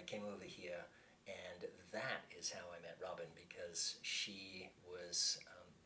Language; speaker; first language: English; native; English